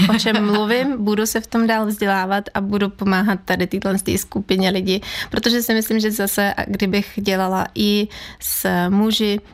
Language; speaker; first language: Czech; non-native, fluent; Ukrainian